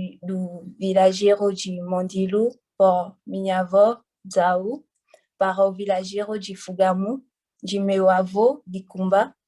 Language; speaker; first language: Portuguese; non-native, fluent; French